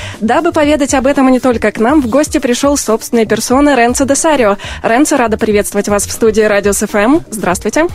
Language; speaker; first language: Russian; native; Russian